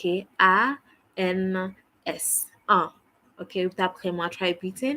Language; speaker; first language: French; non-native, fluent; English